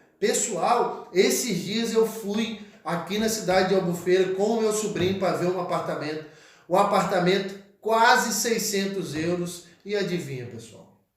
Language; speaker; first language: Portuguese; native; Portuguese